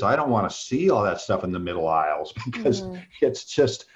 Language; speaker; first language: English; native; English